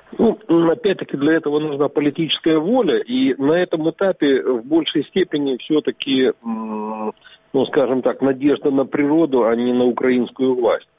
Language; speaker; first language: Russian; native; Russian